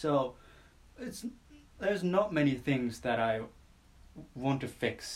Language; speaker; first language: English; non-native, fluent; Japanese